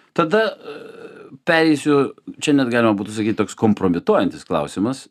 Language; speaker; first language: Lithuanian; native; Lithuanian